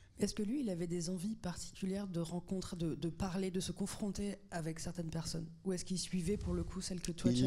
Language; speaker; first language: French; native; French